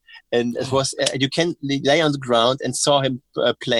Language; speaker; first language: English; non-native, fluent; German